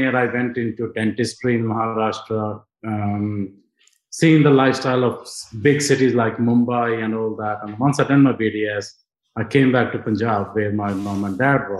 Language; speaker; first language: English; non-native, local second language; Punjabi